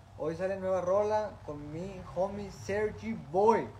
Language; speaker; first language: Spanish; native; Spanish